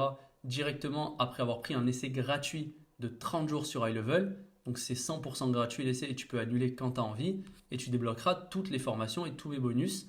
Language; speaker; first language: French; native; French